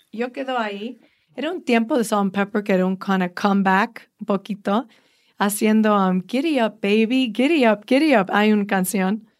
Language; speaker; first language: Spanish; early bilingual, heritage; Spanish